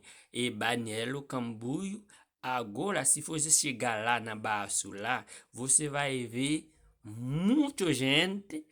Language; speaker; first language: Portuguese; non-native, learner; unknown